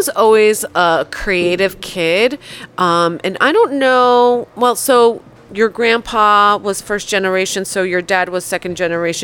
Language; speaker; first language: English; early bilingual, other home language; Polish